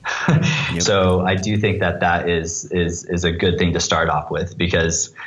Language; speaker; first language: English; native; English